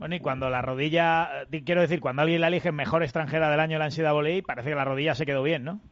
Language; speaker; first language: Spanish; native; Spanish